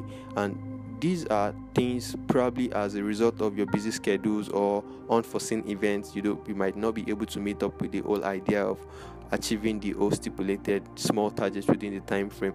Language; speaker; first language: English; non-native, local second language; Yoruba